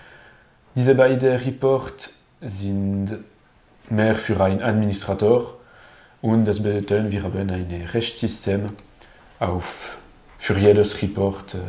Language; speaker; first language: German; non-native, learner; French